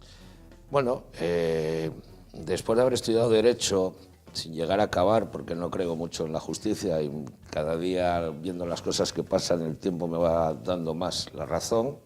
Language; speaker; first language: Spanish; native; Spanish